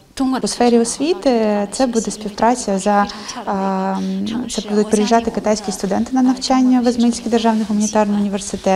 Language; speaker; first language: Ukrainian; non-native, fluent; Chinese